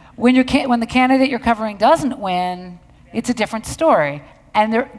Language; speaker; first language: English; native; English